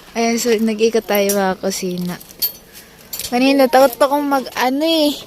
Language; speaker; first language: Filipino; native; Filipino